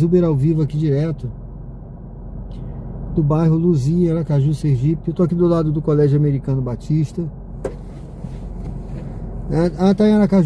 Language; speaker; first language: Portuguese; native; Portuguese